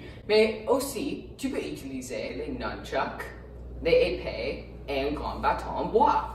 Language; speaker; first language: French; non-native, learner; English